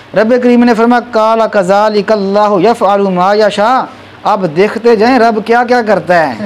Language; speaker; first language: Urdu; non-native, local second language; Punjabi